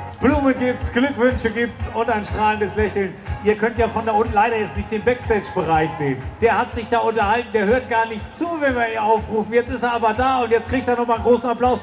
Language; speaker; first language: German; native; German